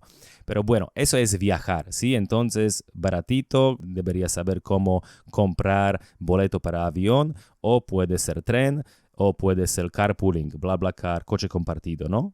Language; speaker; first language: Spanish; non-native, learner; Slovak